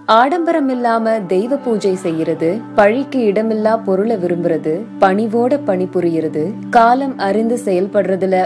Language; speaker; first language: Tamil; native; Tamil